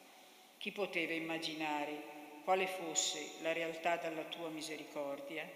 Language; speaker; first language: Italian; native; Italian